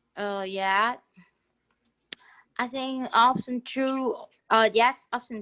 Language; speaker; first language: English; non-native, learner; Vietnamese